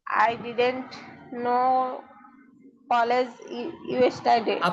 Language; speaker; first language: English; non-native, learner; Bangla